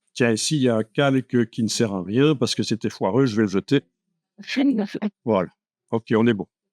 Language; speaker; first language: French; native; French